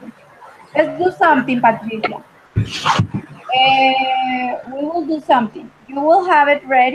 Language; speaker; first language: English; non-native, fluent; Spanish